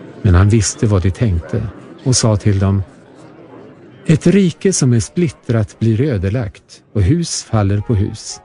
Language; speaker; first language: Swedish; native; Swedish